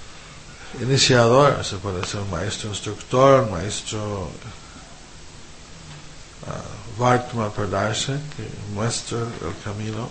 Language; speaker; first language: Spanish; non-native, fluent; English